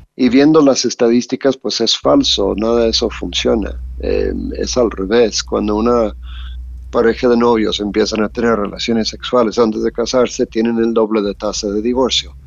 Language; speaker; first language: Spanish; non-native, fluent; English